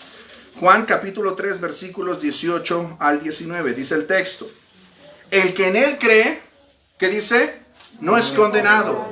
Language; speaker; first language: Spanish; native; Spanish